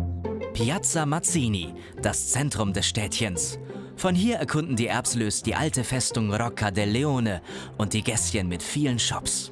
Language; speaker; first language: German; native; German